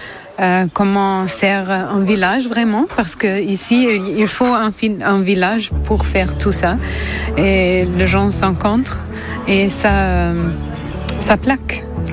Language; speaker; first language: French; non-native, fluent; German